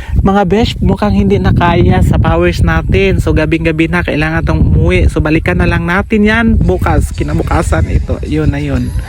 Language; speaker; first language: Filipino; non-native, local second language; Cebuano